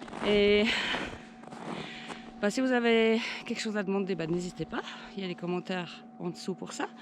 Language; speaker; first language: French; native; French